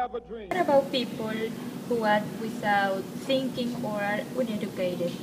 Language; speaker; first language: English; non-native, learner; Spanish